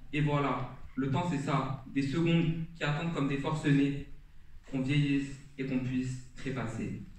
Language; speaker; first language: French; native; French